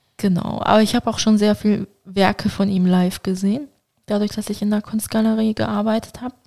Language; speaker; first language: German; early bilingual, other home language; Turkish